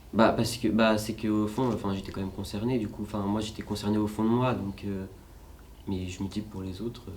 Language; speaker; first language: French; native; French